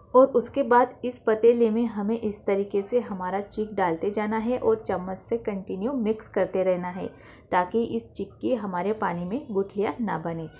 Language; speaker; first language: Hindi; non-native, local second language; Marathi